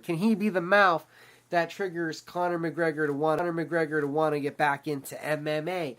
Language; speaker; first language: English; native; English